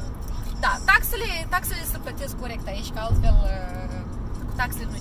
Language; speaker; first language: Romanian; native; Romanian